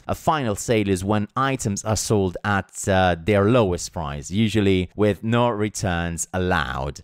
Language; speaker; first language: English; non-native, fluent; Italian